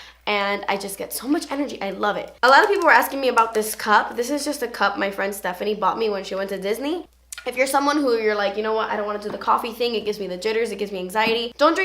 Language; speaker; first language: English; native; English